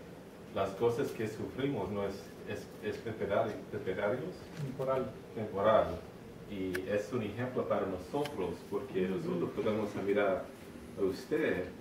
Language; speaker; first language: Spanish; early bilingual, heritage; Spanish